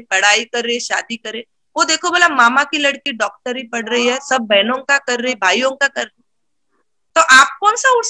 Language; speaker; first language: Hindi; non-native, local second language; Marathi